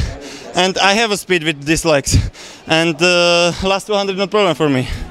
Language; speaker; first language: English; non-native, learner; Czech